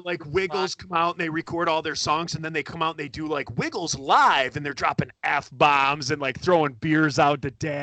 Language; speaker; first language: English; native; English